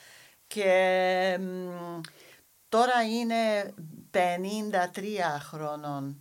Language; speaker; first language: Greek; non-native, fluent; English